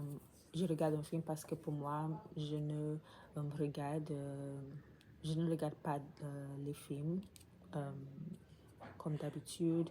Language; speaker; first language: French; non-native, learner; English